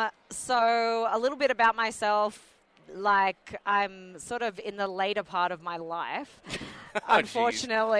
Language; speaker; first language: English; native; English